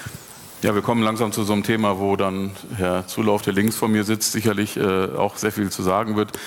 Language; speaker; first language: German; native; German